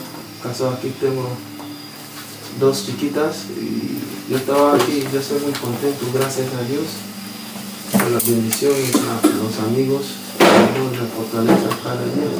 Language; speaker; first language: Spanish; non-native, learner; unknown